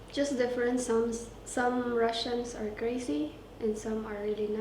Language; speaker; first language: English; non-native, local second language; Cebuano